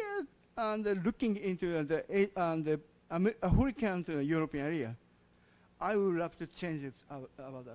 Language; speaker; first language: English; non-native, learner; Japanese